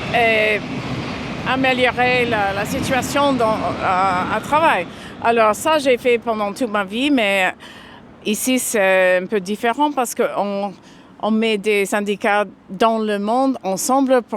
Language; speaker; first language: French; non-native, fluent; English